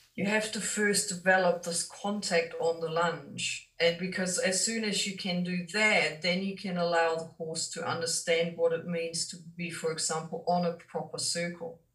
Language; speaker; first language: English; non-native, fluent; German